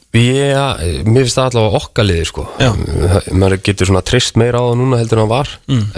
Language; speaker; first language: Icelandic; non-native, fluent; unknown